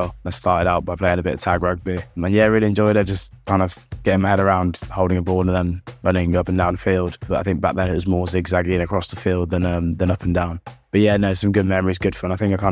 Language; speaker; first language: English; native; English